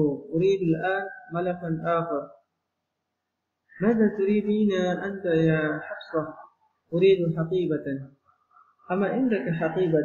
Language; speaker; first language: Arabic; non-native, fluent; Indonesian